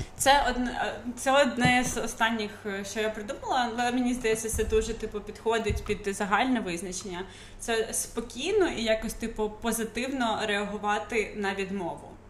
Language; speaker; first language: Ukrainian; non-native, local second language; Russian